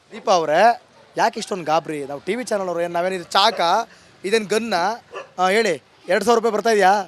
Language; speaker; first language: Kannada; native; Kannada